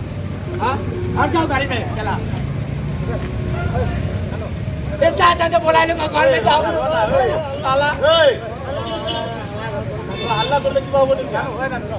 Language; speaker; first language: Hindi; non-native, local second language; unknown